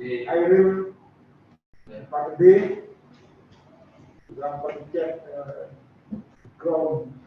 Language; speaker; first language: English; non-native, learner; Indonesian